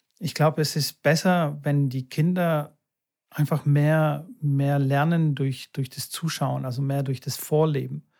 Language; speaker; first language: German; early bilingual, other home language; Bulgarian